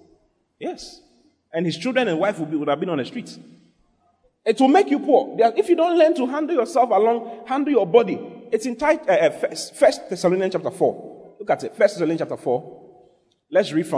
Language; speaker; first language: English; non-native, local second language; Akan